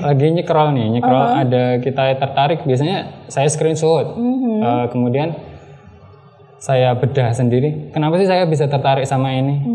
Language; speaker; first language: Indonesian; native; Indonesian